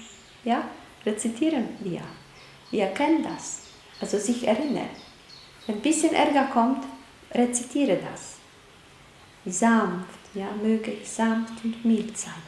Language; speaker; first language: German; non-native, fluent; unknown